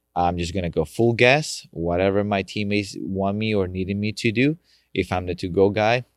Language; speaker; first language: English; non-native, fluent; Spanish